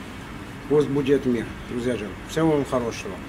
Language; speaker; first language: Russian; non-native, fluent; Armenian